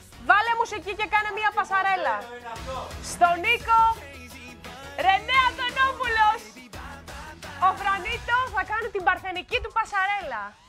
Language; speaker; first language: Greek; native; Greek